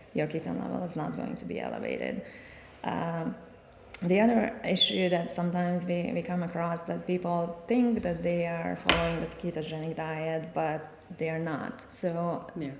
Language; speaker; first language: English; non-native, fluent; Hungarian